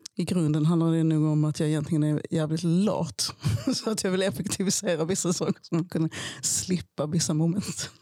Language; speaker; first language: Swedish; native; Swedish